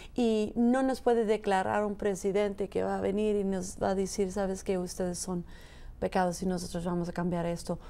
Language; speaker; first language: Spanish; early bilingual, heritage; Spanish